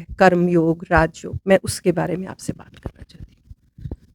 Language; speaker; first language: Hindi; native; Hindi